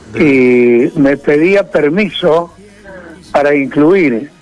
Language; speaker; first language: Spanish; native; Spanish